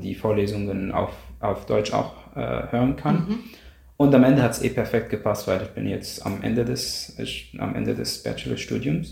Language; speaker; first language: German; non-native, fluent; Arabic